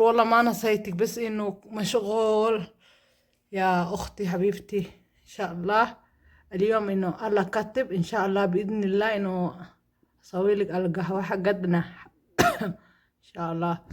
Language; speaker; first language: Arabic; non-native, learner; Somali